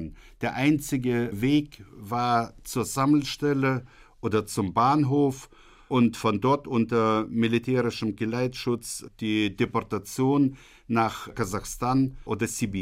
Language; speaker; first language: German; native; German